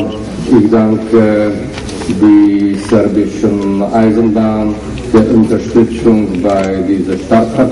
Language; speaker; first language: German; non-native, learner; Slovak